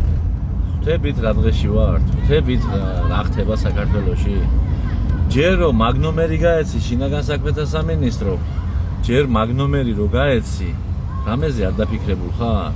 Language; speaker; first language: Georgian; native; Georgian